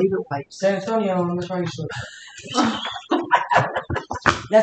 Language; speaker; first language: English; native; English